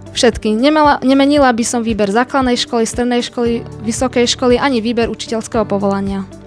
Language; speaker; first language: Slovak; non-native, local second language; Hungarian